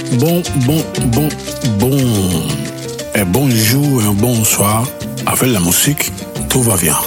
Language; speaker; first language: French; non-native, learner; Spanish